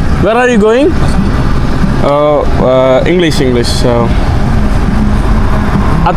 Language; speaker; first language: English; non-native, learner; Malayalam